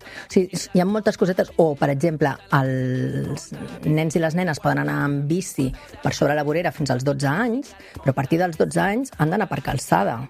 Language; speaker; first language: Catalan; native; Catalan